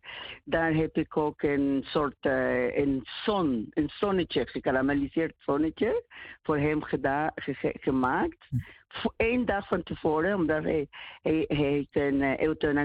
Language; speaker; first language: Dutch; non-native, learner; Spanish